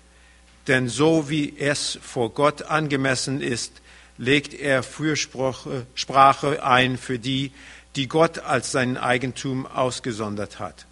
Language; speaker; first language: German; early bilingual, heritage; German